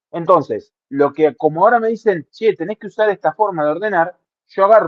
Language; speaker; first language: Spanish; native; Spanish